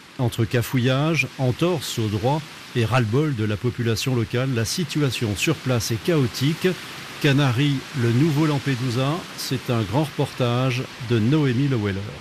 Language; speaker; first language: French; native; French